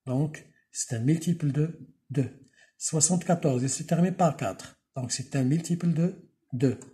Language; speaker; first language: French; non-native, local second language; Arabic